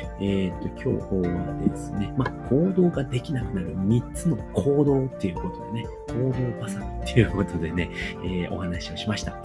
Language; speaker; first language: Japanese; native; Japanese